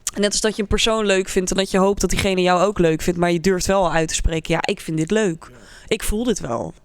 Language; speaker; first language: Dutch; native; Dutch